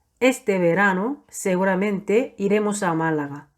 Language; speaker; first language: Spanish; non-native, fluent; Korean